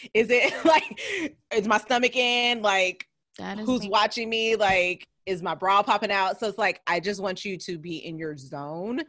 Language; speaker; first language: English; native; English